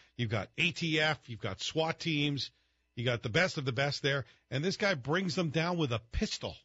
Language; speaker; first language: English; native; English